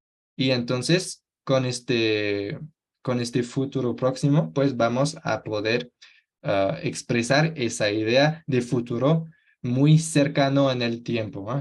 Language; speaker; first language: Spanish; non-native, fluent; French